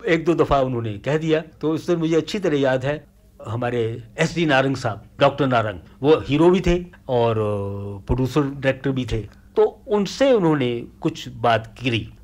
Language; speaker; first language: Hindi; non-native, local second language; Punjabi